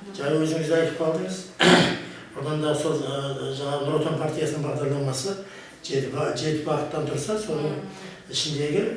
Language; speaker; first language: Kazakh; native; Kazakh